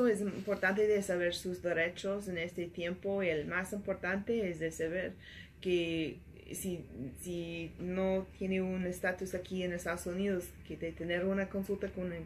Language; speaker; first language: Spanish; non-native, learner; English